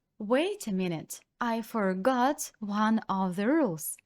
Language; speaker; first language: English; non-native, fluent; Ukrainian